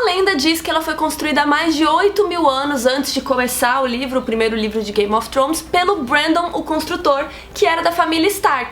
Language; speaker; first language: Portuguese; native; Portuguese